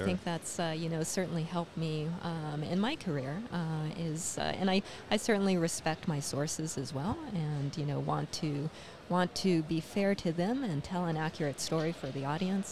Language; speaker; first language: English; native; English